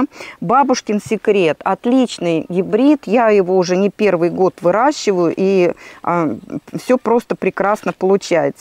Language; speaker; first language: Russian; native; Russian